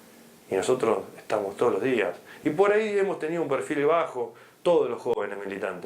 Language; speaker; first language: Spanish; native; Spanish